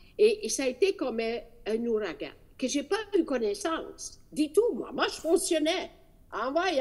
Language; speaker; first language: French; non-native, fluent; Italian